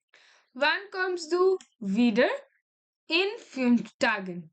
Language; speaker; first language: German; non-native, learner; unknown